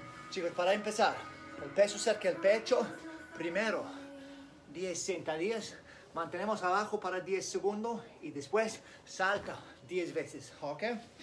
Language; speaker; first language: Spanish; non-native, learner; English